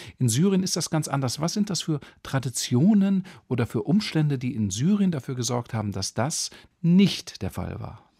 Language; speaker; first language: German; native; German